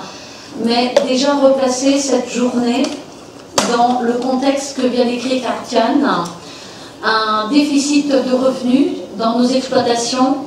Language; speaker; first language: French; native; French